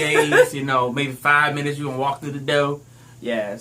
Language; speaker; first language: English; native; English